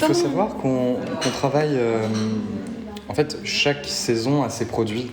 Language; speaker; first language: French; native; French